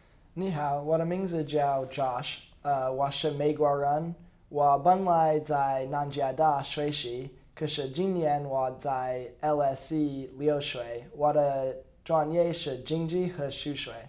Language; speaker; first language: Chinese; non-native, learner; English